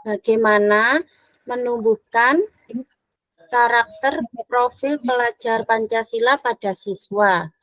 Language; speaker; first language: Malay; non-native, local second language; Javanese